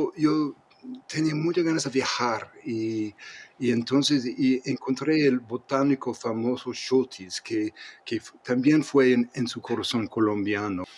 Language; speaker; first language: Spanish; non-native, fluent; English